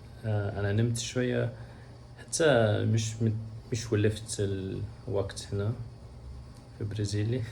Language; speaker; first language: Arabic; non-native, learner; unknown